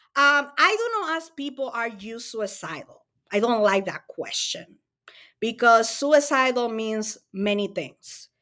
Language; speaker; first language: English; non-native, fluent; Spanish